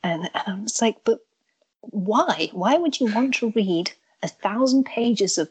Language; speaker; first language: English; native; English